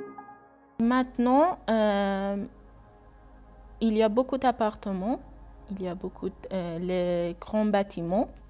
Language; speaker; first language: French; non-native, learner; Persian